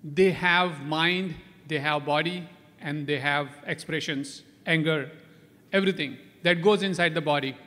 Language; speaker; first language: English; non-native, local second language; Konkani